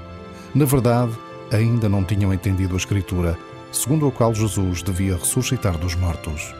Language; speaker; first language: Portuguese; native; Portuguese